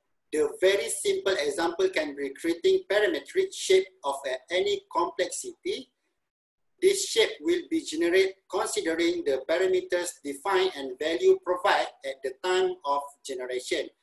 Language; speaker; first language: English; non-native, local second language; Malay